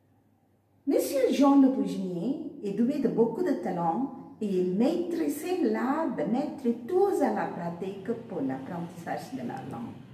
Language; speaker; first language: French; non-native, fluent; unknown